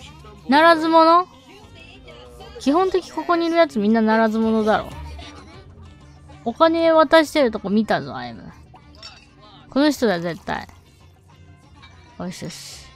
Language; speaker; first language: Japanese; native; Japanese